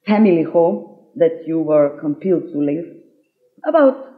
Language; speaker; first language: English; non-native, fluent; Macedonian